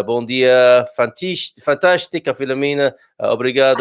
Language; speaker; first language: Portuguese; non-native, learner; English